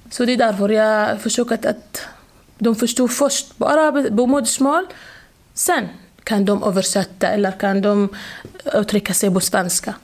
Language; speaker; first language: Swedish; non-native, fluent; Arabic